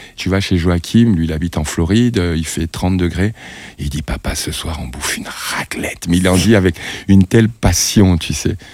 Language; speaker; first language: French; native; French